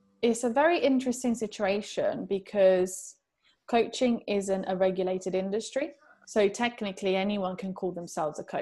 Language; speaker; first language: English; early bilingual, other home language; Italian